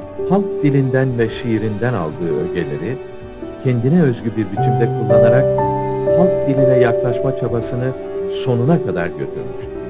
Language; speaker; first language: Turkish; native; Turkish